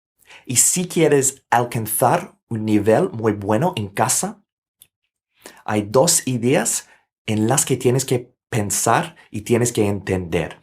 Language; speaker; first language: Spanish; non-native, fluent; English